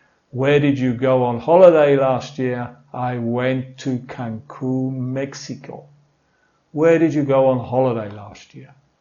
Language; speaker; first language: English; native; English